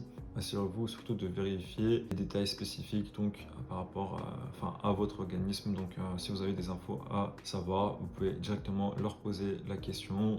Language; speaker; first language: French; native; French